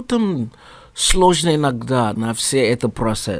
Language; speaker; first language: Russian; non-native, learner; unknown